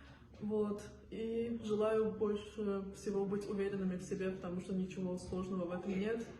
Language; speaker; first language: Russian; non-native, local second language; Azerbaijani